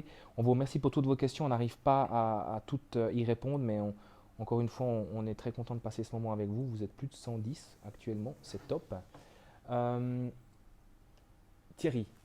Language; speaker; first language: French; native; French